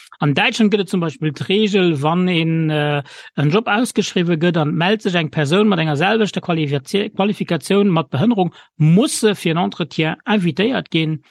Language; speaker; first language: Luxembourgish; native; Luxembourgish